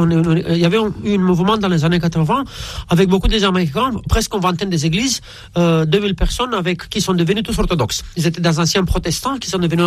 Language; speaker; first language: French; non-native, fluent; Romanian